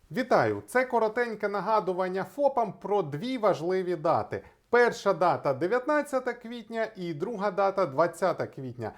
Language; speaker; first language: Ukrainian; non-native, local second language; Russian